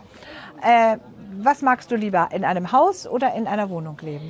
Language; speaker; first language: German; native; German